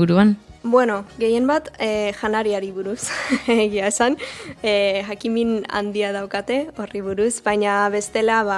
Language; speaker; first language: Basque; non-native, learner; English